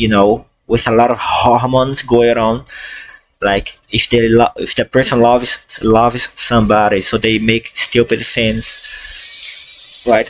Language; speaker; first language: English; non-native, fluent; Portuguese